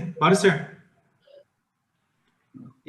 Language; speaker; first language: Portuguese; non-native, learner; Chinese